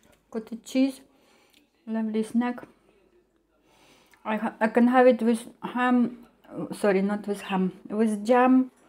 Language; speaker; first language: English; non-native, fluent; Russian